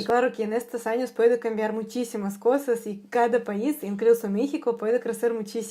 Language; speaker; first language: Spanish; non-native, fluent; Russian